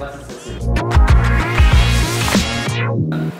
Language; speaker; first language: German; native; German